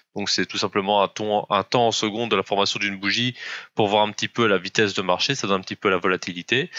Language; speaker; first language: French; native; French